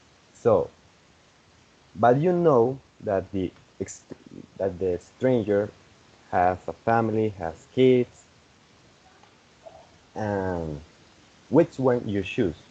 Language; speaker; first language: English; non-native, fluent; Spanish